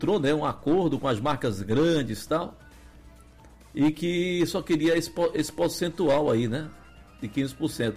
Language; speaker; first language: Portuguese; native; Portuguese